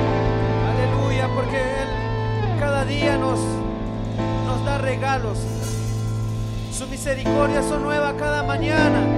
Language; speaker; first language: Spanish; native; Spanish